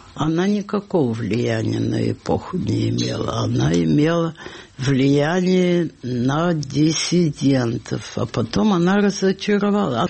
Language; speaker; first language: Russian; native; Russian